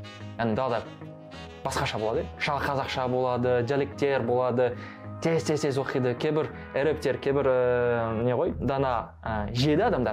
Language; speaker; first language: Kazakh; non-native, learner; French